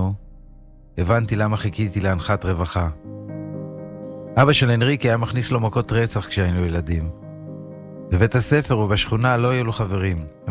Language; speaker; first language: Hebrew; native; Hebrew